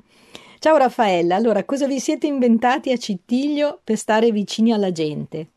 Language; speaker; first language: Italian; native; Italian